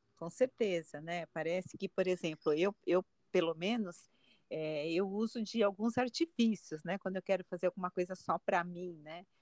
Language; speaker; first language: Portuguese; native; Portuguese